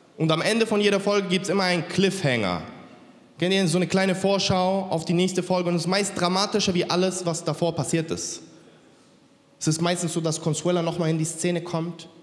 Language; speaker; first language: German; native; German